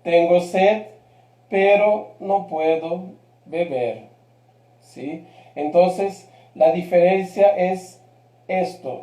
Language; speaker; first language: Spanish; non-native, fluent; Portuguese